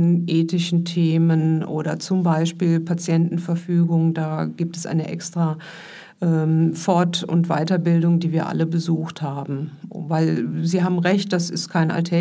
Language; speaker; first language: German; native; German